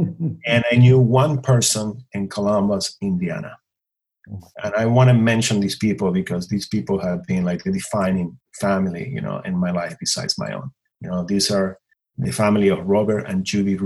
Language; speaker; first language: English; non-native, fluent; Spanish